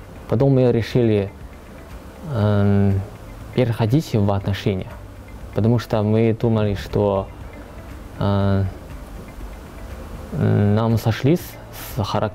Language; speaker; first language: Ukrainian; non-native, learner; Chinese